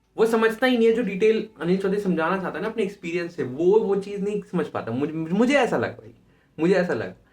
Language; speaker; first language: Hindi; native; Hindi